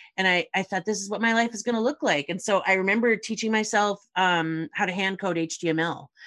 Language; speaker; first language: English; native; English